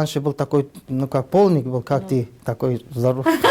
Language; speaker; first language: Russian; non-native, learner; Tajik